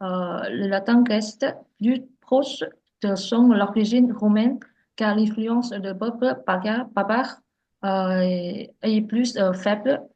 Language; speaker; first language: French; non-native, learner; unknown